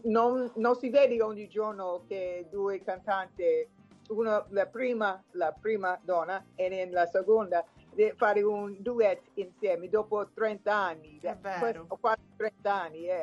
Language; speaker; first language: Italian; non-native, fluent; English